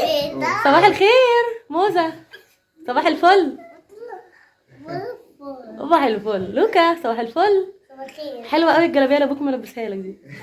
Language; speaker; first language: Arabic; native; Arabic